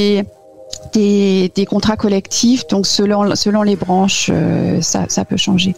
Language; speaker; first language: French; native; French